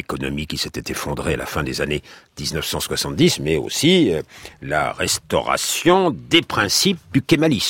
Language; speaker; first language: French; native; French